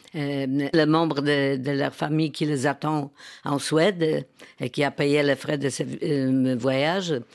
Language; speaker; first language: French; non-native, fluent; Polish